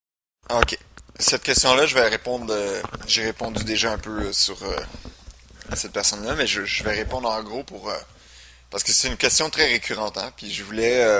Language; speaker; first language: French; native; French